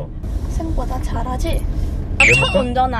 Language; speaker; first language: Korean; non-native, learner; Cantonese